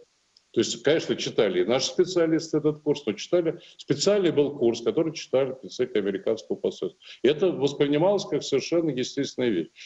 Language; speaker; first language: Russian; native; Russian